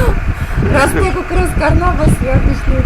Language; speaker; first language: Hindi; non-native, fluent; Russian